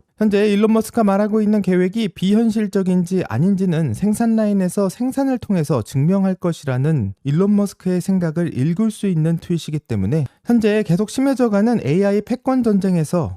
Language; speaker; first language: Korean; native; Korean